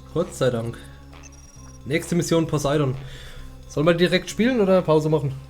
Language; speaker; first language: German; native; German